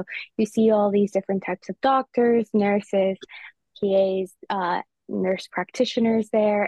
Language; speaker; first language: English; early bilingual, other home language; Spanish